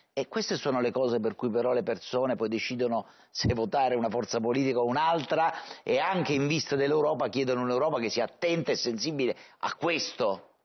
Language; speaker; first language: Italian; native; Italian